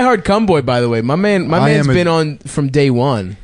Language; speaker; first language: English; native; English